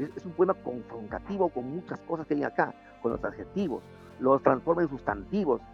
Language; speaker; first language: Spanish; native; Spanish